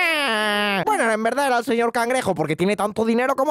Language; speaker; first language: Spanish; native; Spanish